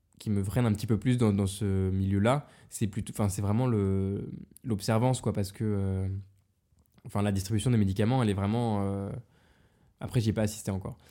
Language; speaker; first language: French; native; French